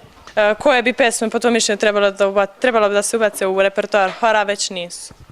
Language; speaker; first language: Bosnian; native; Bosnian